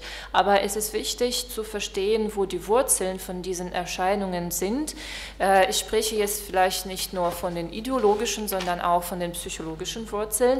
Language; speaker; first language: German; non-native, fluent; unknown